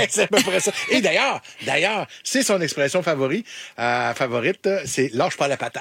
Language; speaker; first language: French; native; French